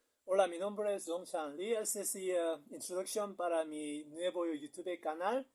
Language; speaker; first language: Spanish; non-native, learner; Korean